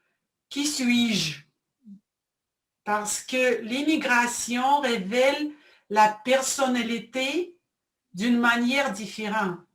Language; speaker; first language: French; non-native, fluent; Russian